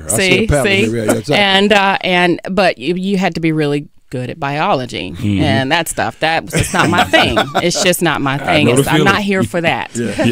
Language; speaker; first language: English; native; English